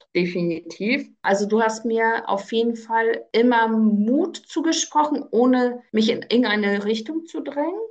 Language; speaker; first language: German; early bilingual, other home language; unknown